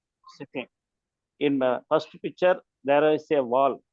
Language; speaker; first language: English; non-native, learner; Tamil